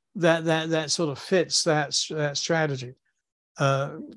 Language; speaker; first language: English; native; English